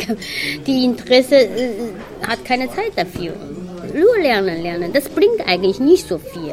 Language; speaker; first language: German; non-native, learner; Chinese